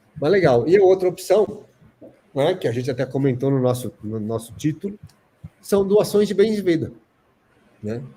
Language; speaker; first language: Portuguese; native; Portuguese